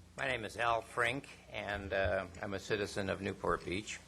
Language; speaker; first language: English; non-native, fluent; Spanish